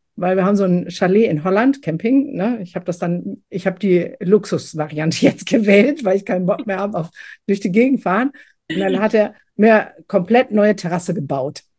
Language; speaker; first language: German; native; German